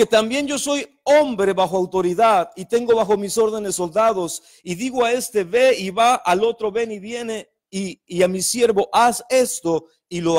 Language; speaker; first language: Spanish; native; Spanish